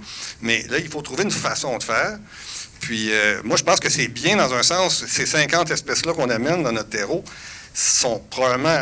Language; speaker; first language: French; native; French